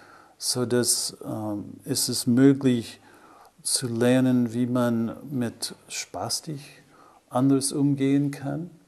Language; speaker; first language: German; non-native, fluent; English